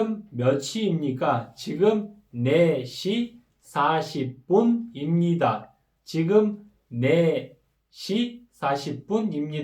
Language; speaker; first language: Korean; non-native, fluent; Kyrgyz